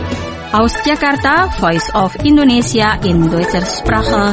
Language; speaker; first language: German; non-native, fluent; Indonesian